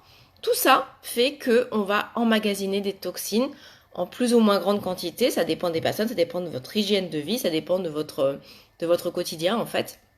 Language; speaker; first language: French; native; French